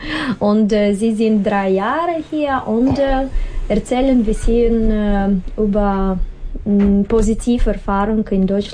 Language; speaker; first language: German; non-native, learner; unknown